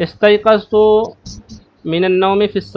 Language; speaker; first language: Arabic; non-native, fluent; Urdu